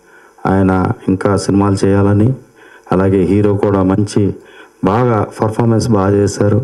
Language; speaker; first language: Telugu; native; Telugu